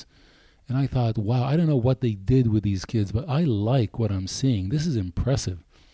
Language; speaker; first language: English; non-native, fluent; Hebrew